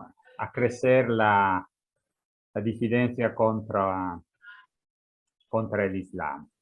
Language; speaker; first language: Spanish; non-native, fluent; Italian